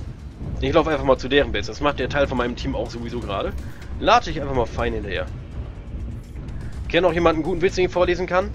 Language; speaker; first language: German; native; German